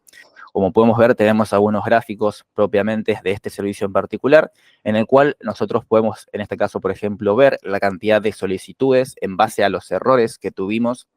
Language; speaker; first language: Spanish; native; Spanish